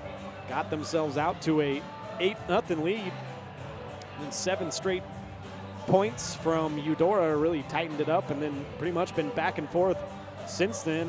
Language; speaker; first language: English; native; English